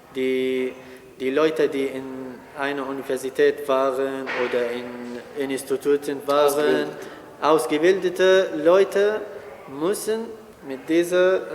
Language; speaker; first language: German; non-native, learner; Arabic